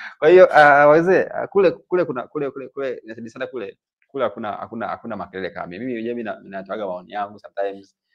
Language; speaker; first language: Swahili; native; Swahili